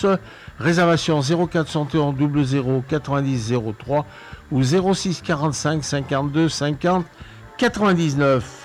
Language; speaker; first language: French; native; French